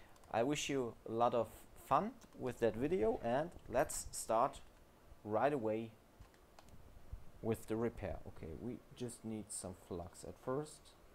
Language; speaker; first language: English; non-native, fluent; German